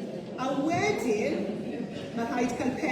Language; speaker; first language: Welsh; native; Welsh